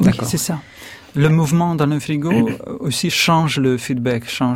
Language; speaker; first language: French; non-native, fluent; Russian